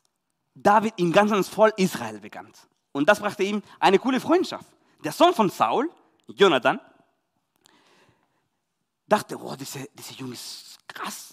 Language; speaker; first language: German; non-native, learner; Spanish